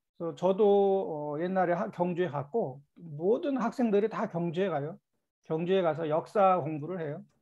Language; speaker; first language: Korean; native; Korean